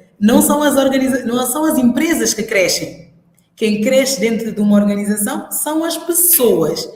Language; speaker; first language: Portuguese; non-native, local second language; Upper Guinea Crioulo